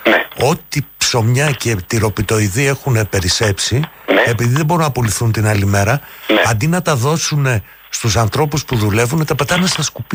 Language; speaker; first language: Greek; native; Greek